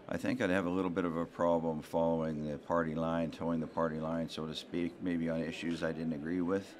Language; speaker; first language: English; native; English